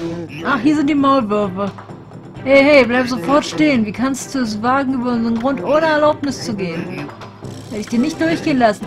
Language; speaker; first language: German; native; German